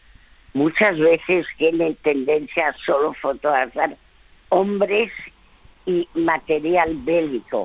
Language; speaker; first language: Spanish; early bilingual, other home language; French